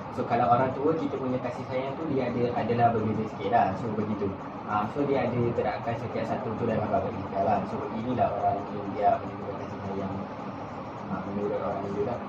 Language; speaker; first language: Malay; non-native, local second language; Tamil